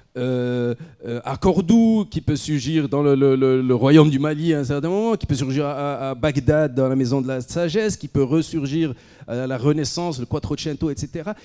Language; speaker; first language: French; non-native, local second language; Arabic